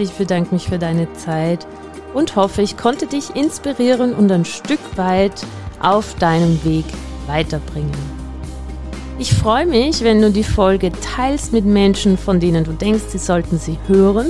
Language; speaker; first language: German; native; German